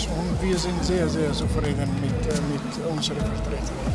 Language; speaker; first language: German; non-native, fluent; Italian